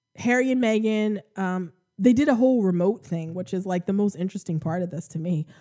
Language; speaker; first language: English; native; English